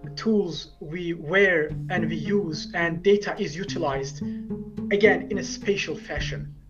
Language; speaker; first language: English; non-native, fluent; Turkish